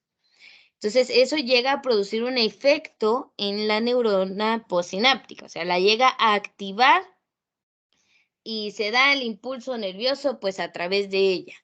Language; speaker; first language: Spanish; native; Spanish